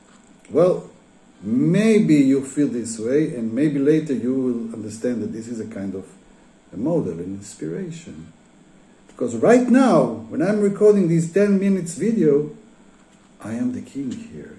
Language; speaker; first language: English; non-native, fluent; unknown